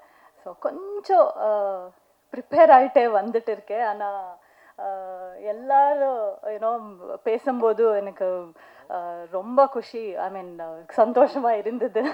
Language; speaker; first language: Tamil; non-native, learner; Kannada